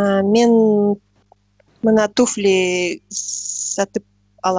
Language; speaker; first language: Kazakh; non-native, learner; Russian